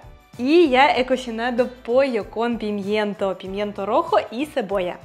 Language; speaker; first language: Spanish; non-native, fluent; Russian